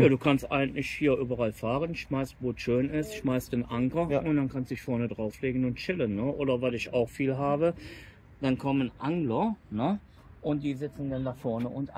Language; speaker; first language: German; native; German